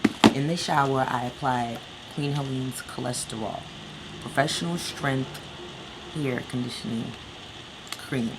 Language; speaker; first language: English; native; English